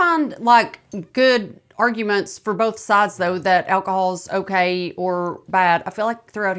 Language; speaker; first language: English; native; English